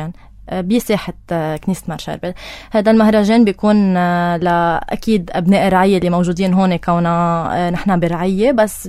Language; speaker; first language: Arabic; native; Arabic